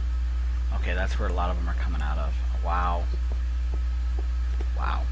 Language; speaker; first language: English; native; English